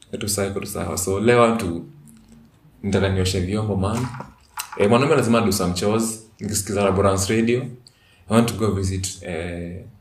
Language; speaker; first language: Swahili; native; Swahili